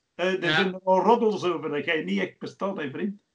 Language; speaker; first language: Dutch; non-native, fluent; English